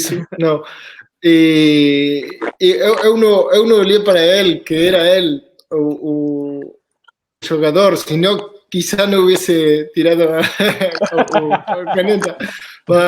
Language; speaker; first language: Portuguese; non-native, fluent; Spanish